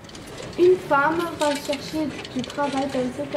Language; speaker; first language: French; non-native, learner; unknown